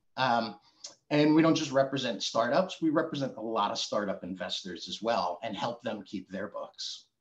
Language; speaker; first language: English; native; English